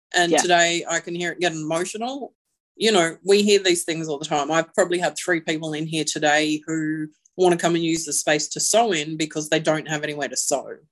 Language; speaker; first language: English; native; English